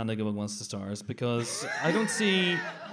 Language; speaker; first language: English; native; English